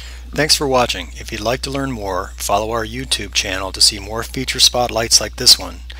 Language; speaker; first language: English; native; English